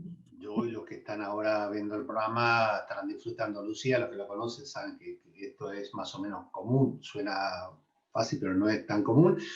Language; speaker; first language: Spanish; native; Spanish